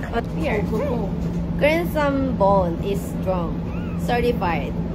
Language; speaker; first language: English; non-native, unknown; Korean